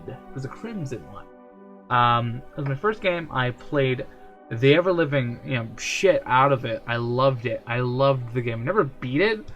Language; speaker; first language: English; native; English